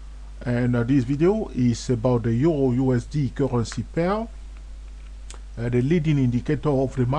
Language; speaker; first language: English; non-native, fluent; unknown